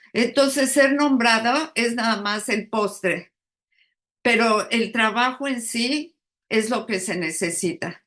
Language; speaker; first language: Spanish; native; Spanish